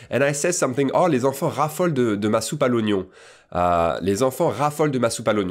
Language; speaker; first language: French; native; French